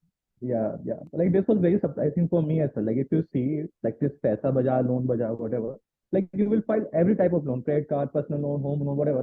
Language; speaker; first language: English; non-native, local second language; Hindi